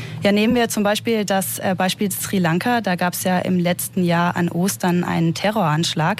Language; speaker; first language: German; native; German